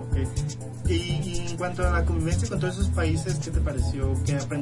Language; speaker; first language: Spanish; native; Spanish